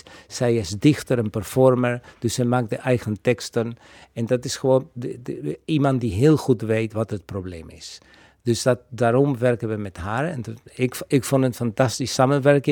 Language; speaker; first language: Dutch; non-native, fluent; Spanish